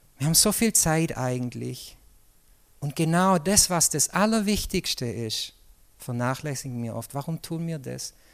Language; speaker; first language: German; native; German